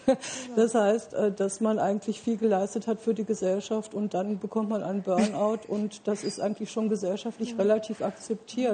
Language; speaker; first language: German; native; German